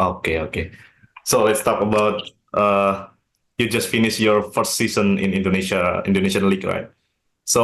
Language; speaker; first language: English; non-native, learner; Indonesian